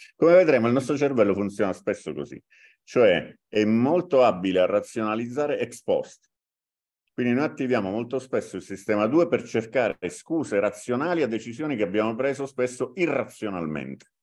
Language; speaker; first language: Italian; native; Italian